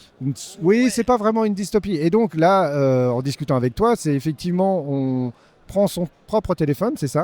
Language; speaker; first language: French; native; French